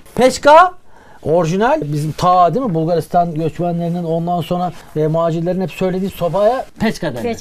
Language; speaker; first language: Turkish; native; Turkish